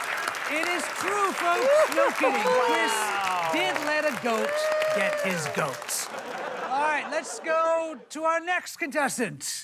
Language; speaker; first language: English; native; English